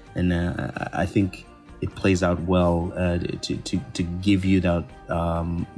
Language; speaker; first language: English; non-native, local second language; Bemba